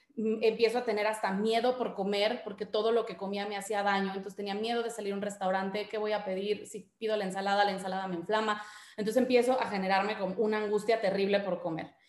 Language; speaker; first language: Spanish; native; Spanish